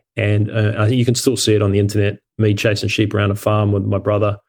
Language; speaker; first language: English; native; English